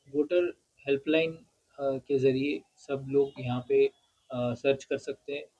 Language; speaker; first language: Hindi; non-native, local second language; Marathi